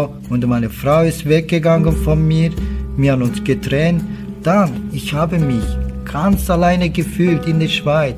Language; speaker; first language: German; non-native, learner; Turkish